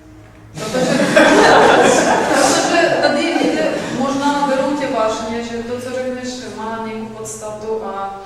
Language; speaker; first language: Czech; non-native, fluent; Russian